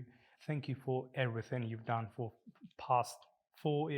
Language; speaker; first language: English; non-native, fluent; Georgian